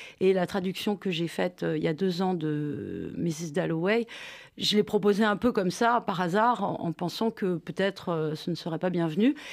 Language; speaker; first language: French; native; French